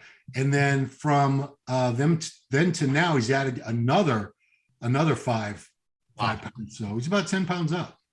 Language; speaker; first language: English; native; English